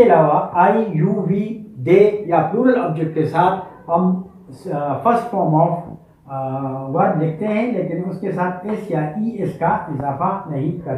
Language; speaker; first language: Urdu; native; Urdu